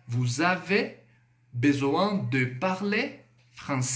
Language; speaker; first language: French; non-native, fluent; Portuguese